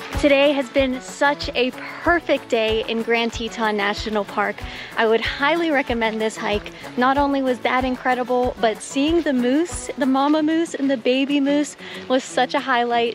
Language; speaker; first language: English; native; English